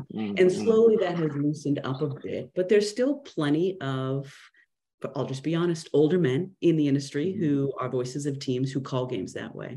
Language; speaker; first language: English; native; English